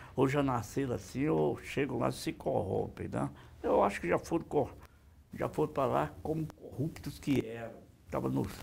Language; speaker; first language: Portuguese; native; Portuguese